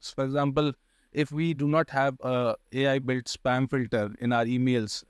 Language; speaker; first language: English; non-native, local second language; Hindi